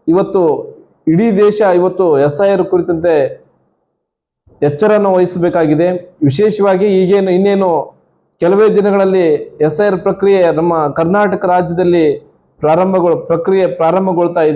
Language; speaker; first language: Kannada; native; Kannada